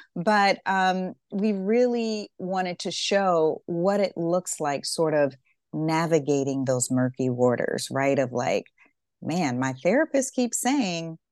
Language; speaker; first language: English; native; English